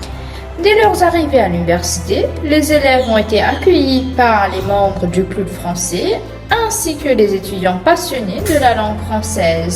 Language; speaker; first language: French; non-native, fluent; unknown